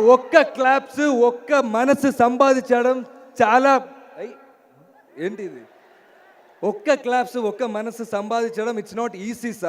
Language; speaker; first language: Telugu; non-native, learner; Malayalam